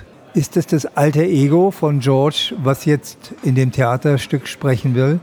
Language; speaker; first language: German; native; German